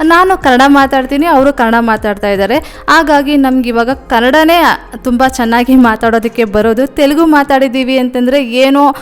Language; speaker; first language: Kannada; non-native, local second language; Telugu